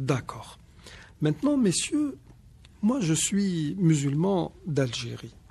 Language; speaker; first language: French; non-native, local second language; Arabic